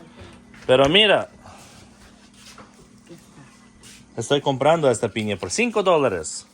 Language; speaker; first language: Spanish; non-native, learner; English